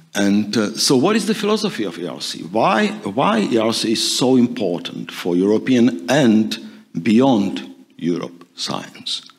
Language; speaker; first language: English; non-native, fluent; Czech